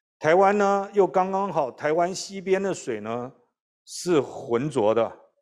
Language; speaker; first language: Chinese; native; Chinese